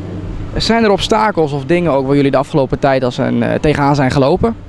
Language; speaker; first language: Dutch; native; Dutch